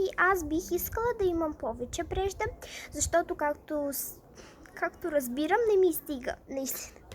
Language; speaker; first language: Bulgarian; non-native, fluent; Ukrainian